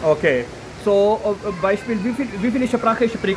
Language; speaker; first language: German; non-native, learner; Urdu